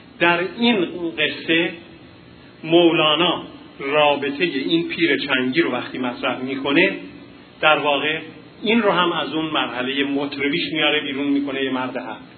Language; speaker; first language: Persian; native; Persian